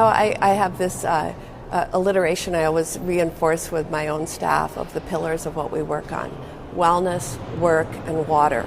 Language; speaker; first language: English; native; English